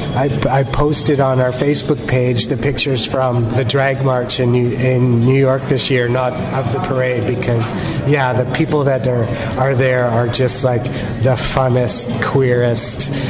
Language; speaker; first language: English; native; English